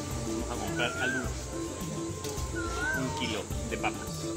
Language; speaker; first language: Spanish; native; Spanish